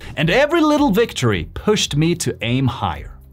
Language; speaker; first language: Spanish; non-native, fluent; Swedish